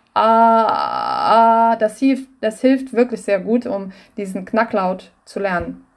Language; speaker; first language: German; non-native, fluent; Russian